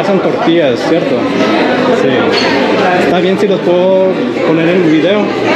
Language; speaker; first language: Spanish; early bilingual, heritage; Spanish